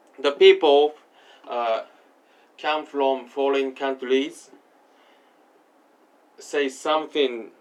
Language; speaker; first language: English; non-native, learner; Japanese